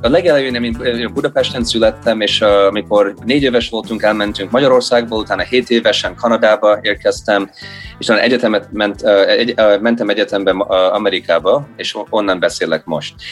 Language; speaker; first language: Hungarian; early bilingual, heritage; Hungarian